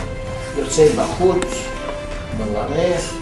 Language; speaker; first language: Hebrew; non-native, learner; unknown